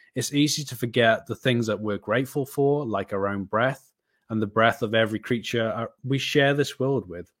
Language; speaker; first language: English; native; English